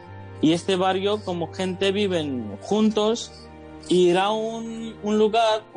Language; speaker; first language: Spanish; non-native, fluent; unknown